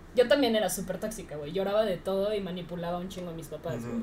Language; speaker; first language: Spanish; native; Spanish